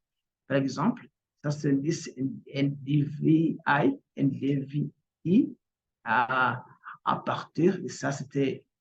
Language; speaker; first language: French; non-native, local second language; Kinyarwanda